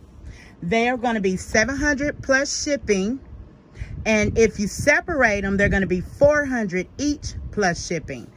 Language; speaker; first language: English; native; English